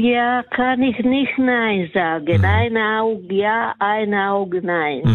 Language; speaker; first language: German; non-native, fluent; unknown